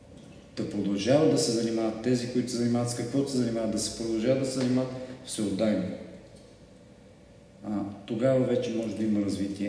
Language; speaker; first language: Bulgarian; native; Bulgarian